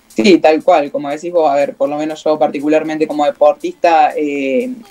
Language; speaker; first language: Spanish; native; Spanish